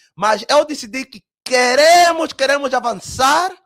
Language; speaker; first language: Portuguese; early bilingual, heritage; Portuguese